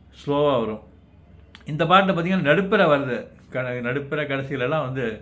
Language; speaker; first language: Tamil; native; Tamil